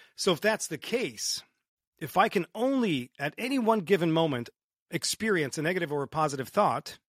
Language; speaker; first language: English; early bilingual, other home language; Romanian